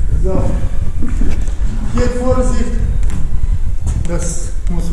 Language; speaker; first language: German; non-native, fluent; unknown